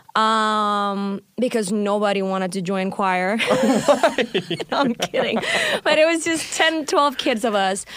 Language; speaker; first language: English; non-native, fluent; Indonesian